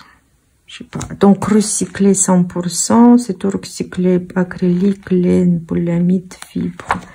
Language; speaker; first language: French; non-native, fluent; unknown